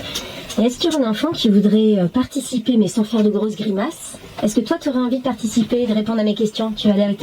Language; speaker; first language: French; native; French